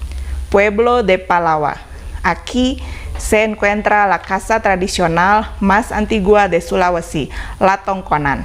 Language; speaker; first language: Spanish; non-native, fluent; Indonesian